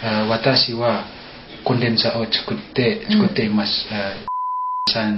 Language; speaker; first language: Japanese; non-native, learner; Indonesian